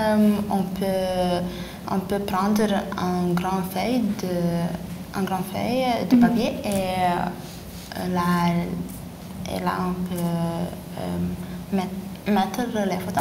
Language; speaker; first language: French; non-native, learner; Lithuanian